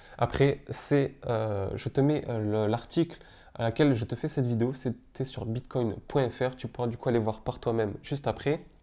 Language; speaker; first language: French; native; French